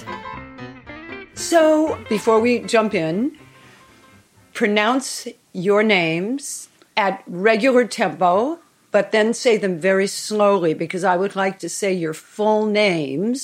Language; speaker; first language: English; native; English